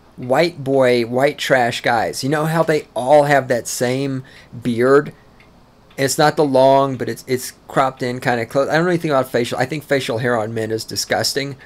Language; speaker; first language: English; native; English